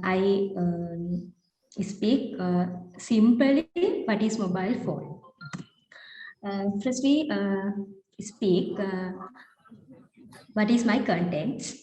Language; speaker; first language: English; non-native, learner; Sinhala